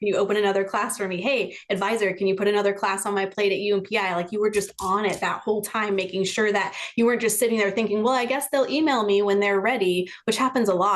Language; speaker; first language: English; native; English